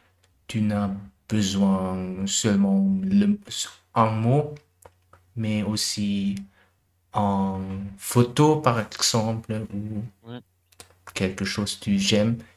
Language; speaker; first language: French; non-native, learner; German